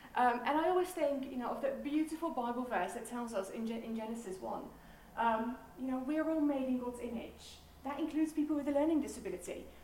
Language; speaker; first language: English; non-native, fluent; Dutch